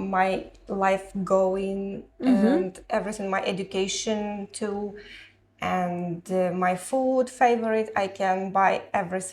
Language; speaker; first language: English; non-native, learner; Ukrainian